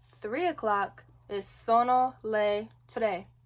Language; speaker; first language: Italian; non-native, learner; English